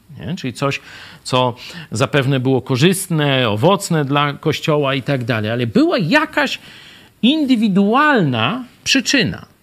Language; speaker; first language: Polish; native; Polish